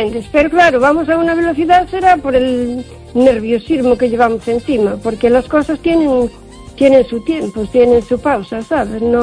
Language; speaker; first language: Spanish; native; Spanish